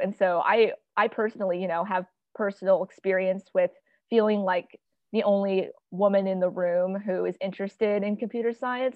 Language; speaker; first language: English; native; English